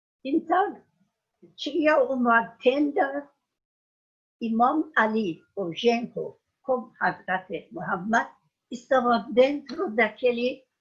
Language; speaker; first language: Portuguese; non-native, fluent; Persian